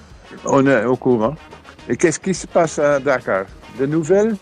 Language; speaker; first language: French; non-native, fluent; Dutch